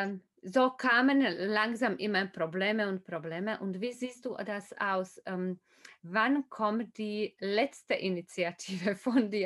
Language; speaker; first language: German; non-native, fluent; Slovak